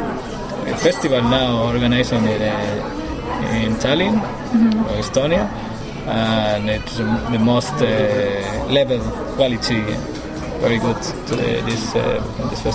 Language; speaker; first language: English; non-native, learner; Spanish